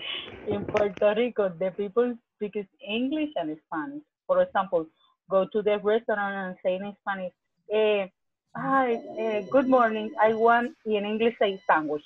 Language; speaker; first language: English; non-native, learner; Spanish